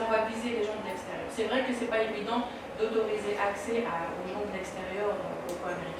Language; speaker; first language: French; non-native, local second language; Arabic